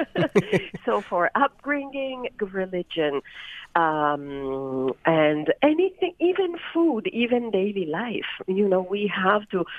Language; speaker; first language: English; non-native, fluent; Italian